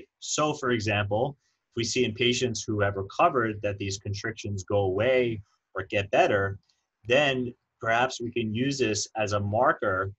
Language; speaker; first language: English; native; English